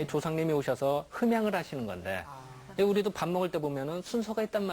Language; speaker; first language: Korean; native; Korean